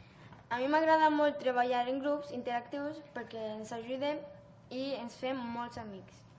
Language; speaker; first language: Catalan; early bilingual, other home language; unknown